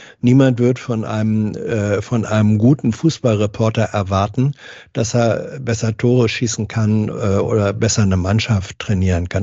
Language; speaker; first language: German; native; German